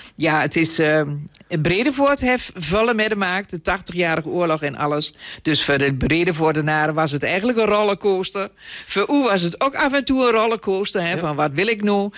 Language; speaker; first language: Dutch; native; Dutch